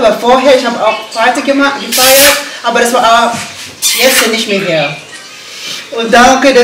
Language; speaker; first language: German; non-native, learner; Cebuano